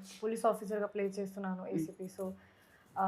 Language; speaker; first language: Telugu; non-native, fluent; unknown